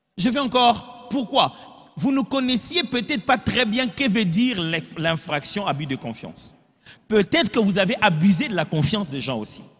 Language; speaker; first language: French; non-native, local second language; Lingala